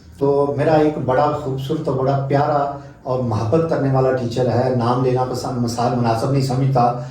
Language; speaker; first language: Urdu; non-native, local second language; Punjabi